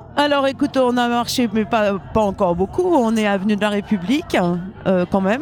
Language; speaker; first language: French; native; French